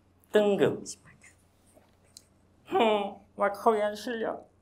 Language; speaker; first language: Korean; native; Korean